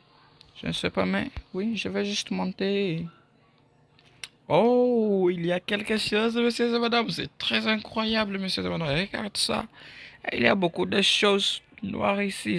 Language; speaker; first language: French; non-native, learner; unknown